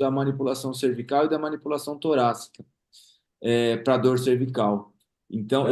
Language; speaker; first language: Portuguese; native; Portuguese